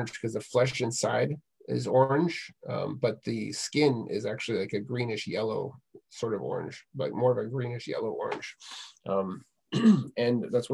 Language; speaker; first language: English; native; English